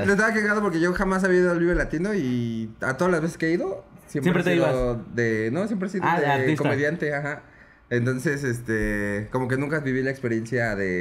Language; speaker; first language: Spanish; native; Spanish